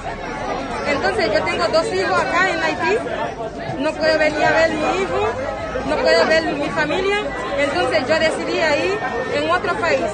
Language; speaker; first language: Spanish; non-native, learner; Haitian Creole